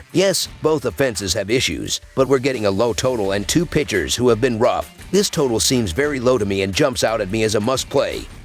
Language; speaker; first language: English; native; English